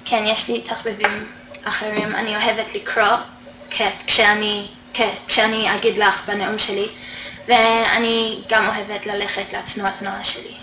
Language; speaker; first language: Hebrew; non-native, fluent; English